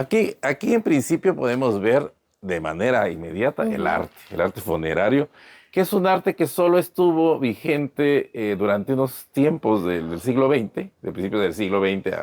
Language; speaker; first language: Spanish; native; Spanish